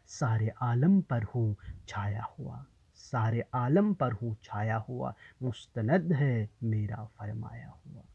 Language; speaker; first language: Urdu; non-native, local second language; Kashmiri